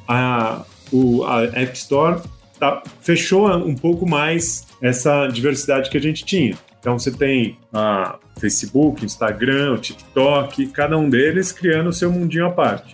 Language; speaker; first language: Portuguese; native; Portuguese